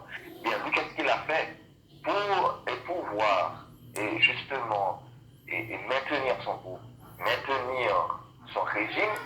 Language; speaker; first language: French; non-native, local second language; Haitian Creole